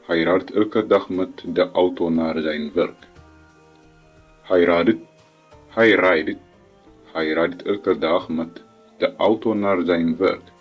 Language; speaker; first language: Dutch; non-native, learner; Tigrinya